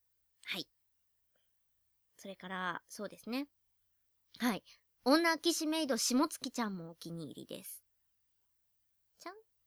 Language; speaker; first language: Japanese; native; Japanese